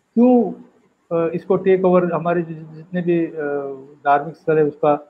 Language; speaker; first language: Hindi; native; Hindi